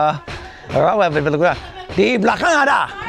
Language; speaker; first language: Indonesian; non-native, fluent; English